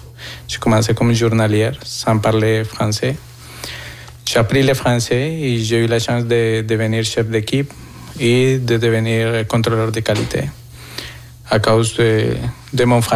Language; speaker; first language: French; non-native, fluent; Spanish